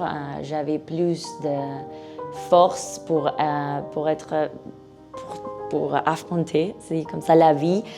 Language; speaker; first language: French; non-native, learner; Spanish